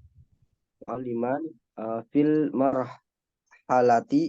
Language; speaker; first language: Arabic; non-native, learner; Indonesian